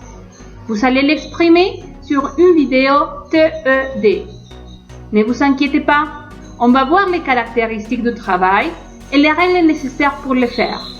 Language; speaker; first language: French; non-native, fluent; Spanish